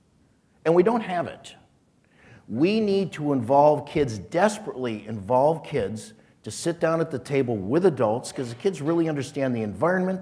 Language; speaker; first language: English; native; English